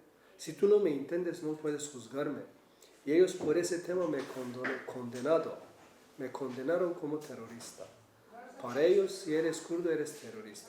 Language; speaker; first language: Spanish; non-native, learner; Kurdish